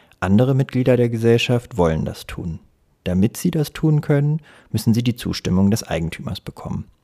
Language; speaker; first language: German; early bilingual, other home language; Russian